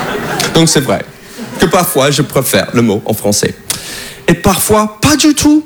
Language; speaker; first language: French; non-native, fluent; English